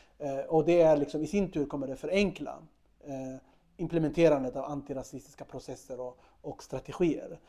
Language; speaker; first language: Swedish; early bilingual, other home language; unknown